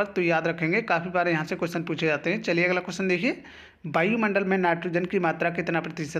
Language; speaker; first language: Hindi; native; Hindi